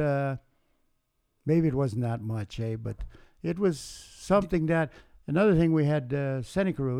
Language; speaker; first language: English; native; English